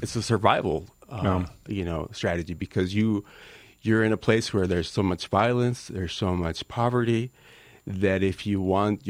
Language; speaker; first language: English; non-native, fluent; Spanish